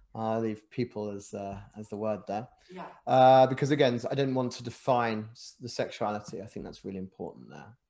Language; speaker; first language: English; native; English